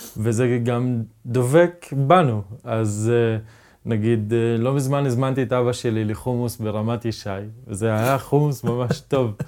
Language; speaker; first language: Hebrew; non-native, local second language; Arabic